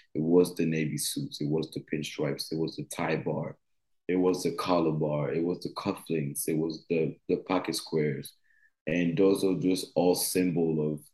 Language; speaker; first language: English; early bilingual, other home language; French